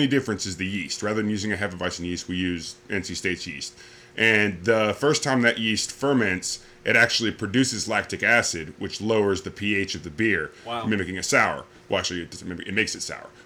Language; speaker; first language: English; native; English